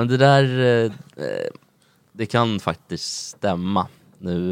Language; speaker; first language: Swedish; native; Swedish